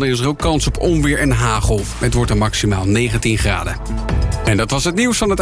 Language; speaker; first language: Dutch; native; Dutch